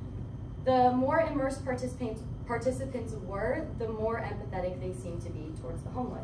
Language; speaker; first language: English; native; English